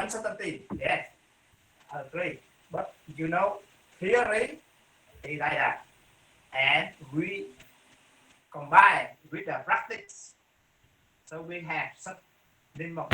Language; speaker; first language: English; non-native, fluent; Vietnamese